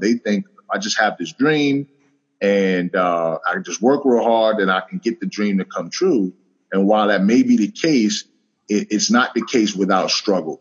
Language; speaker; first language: English; native; English